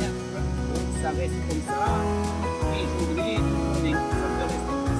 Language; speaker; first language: French; non-native, local second language; Arabic